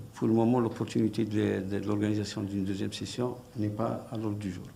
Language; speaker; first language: French; non-native, local second language; Arabic